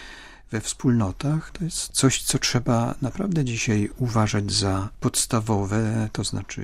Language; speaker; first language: Polish; native; Polish